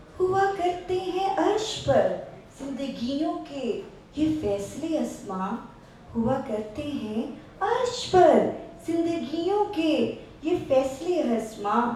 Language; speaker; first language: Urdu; non-native, local second language; Saraiki